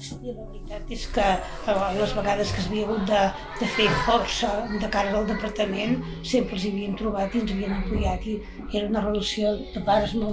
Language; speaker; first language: Catalan; native; Catalan